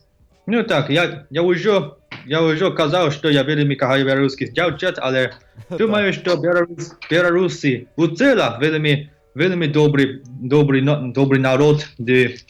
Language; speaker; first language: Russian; non-native, learner; Japanese